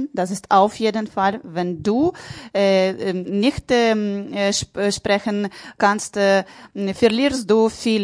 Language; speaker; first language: German; non-native, learner; Ukrainian